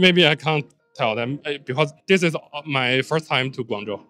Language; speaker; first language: English; non-native, learner; Chinese